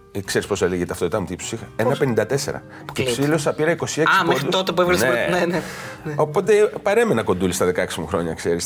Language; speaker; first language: Greek; native; Greek